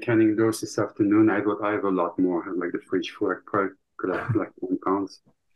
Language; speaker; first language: English; non-native, fluent; French